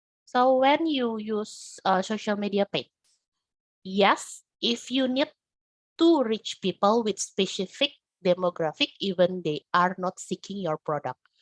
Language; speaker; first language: English; non-native, learner; Indonesian